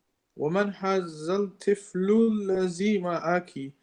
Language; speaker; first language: Arabic; non-native, learner; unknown